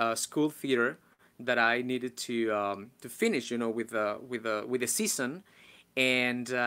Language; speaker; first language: English; non-native, fluent; Spanish